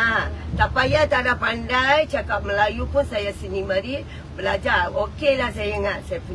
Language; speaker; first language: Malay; non-native, local second language; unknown